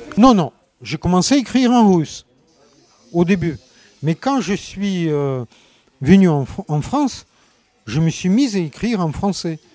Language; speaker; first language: French; non-native, fluent; Russian